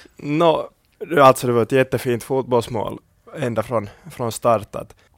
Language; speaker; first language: Swedish; native; Swedish